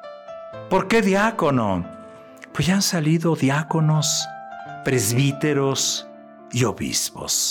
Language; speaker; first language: Spanish; native; Spanish